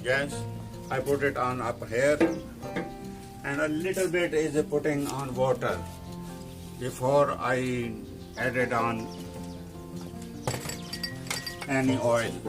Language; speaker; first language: English; non-native, learner; Punjabi